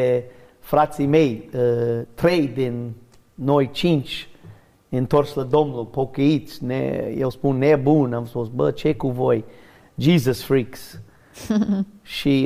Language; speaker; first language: Romanian; non-native, learner; English